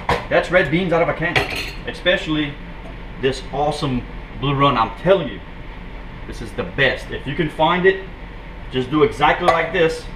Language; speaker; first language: English; native; English